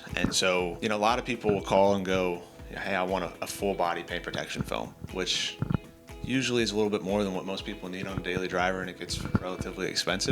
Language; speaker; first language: English; native; English